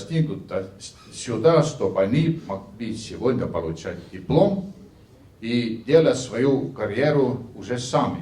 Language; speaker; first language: Russian; non-native, fluent; Estonian